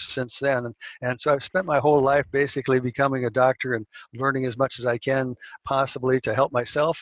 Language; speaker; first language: English; native; English